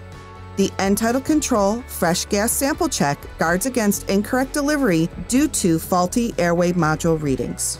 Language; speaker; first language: English; native; English